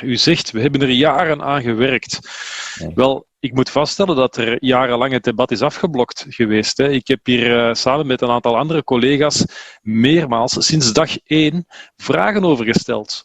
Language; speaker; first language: Dutch; native; Dutch